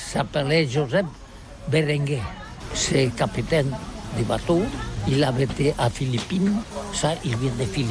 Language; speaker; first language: French; non-native, learner; Catalan